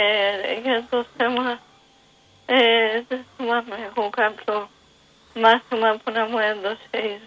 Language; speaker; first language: Greek; native; Greek